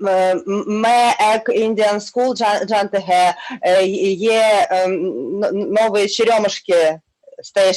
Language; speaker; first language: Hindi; non-native, learner; Russian